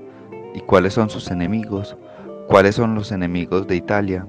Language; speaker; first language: Spanish; native; Spanish